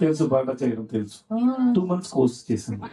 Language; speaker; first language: Telugu; non-native, learner; Tamil